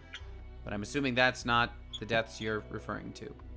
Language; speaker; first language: English; native; English